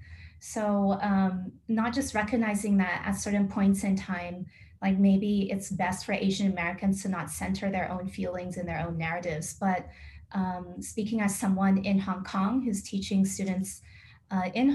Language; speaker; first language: English; native; English